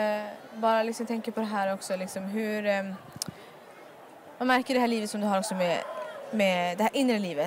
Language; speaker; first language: Swedish; native; Swedish